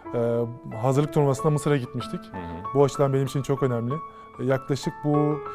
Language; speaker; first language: Turkish; native; Turkish